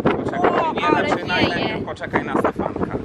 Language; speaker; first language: Polish; native; Polish